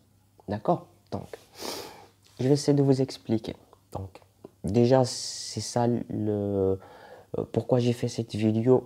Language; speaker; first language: French; non-native, local second language; Arabic